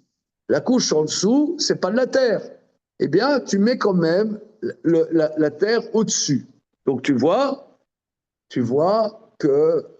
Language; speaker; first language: French; native; French